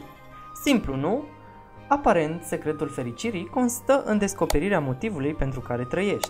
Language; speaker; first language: Romanian; native; Romanian